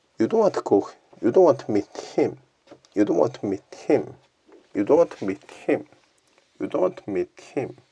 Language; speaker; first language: English; non-native, learner; Korean